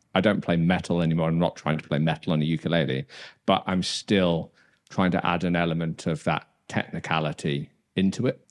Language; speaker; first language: English; native; English